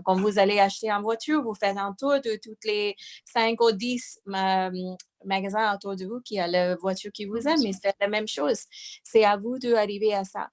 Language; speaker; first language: French; non-native, fluent; English